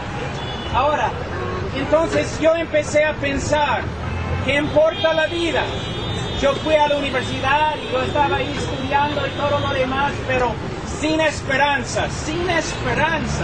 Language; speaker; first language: Spanish; non-native, fluent; English